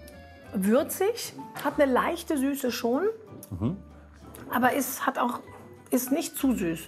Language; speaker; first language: German; native; German